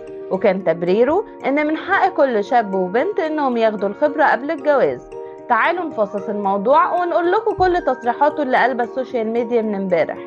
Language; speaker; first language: Arabic; native; Arabic